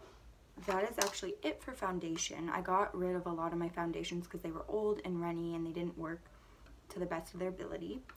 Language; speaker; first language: English; native; English